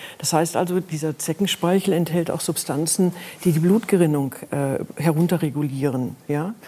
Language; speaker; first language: German; native; German